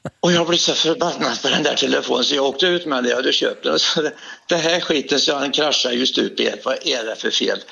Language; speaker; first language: Swedish; native; Swedish